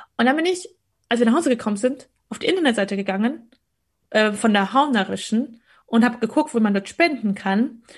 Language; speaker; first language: German; early bilingual, other home language; Polish